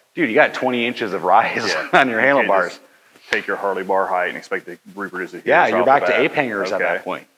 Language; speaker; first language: English; native; English